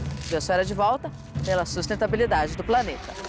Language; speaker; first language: Portuguese; native; Portuguese